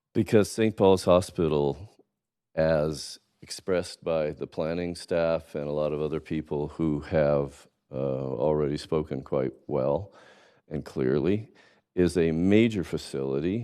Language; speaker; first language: English; native; English